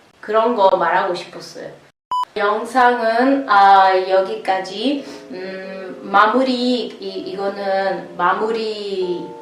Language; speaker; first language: Korean; non-native, learner; Italian